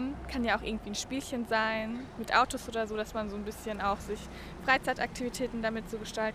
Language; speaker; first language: German; native; German